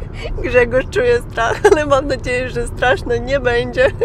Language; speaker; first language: Polish; non-native, learner; Ukrainian